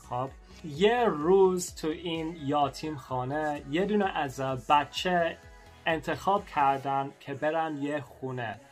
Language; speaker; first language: Persian; early bilingual, other home language; English